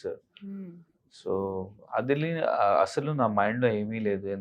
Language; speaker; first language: Telugu; non-native, learner; Hindi